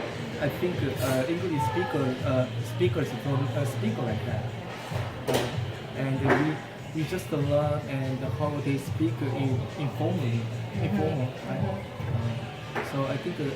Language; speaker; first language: English; non-native, learner; Korean